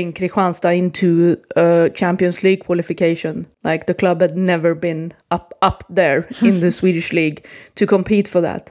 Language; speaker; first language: English; non-native, fluent; Swedish